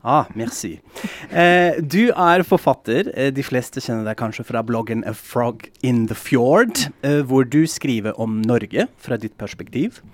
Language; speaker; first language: Norwegian; non-native, fluent; German